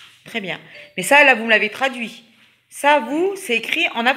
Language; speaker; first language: French; native; French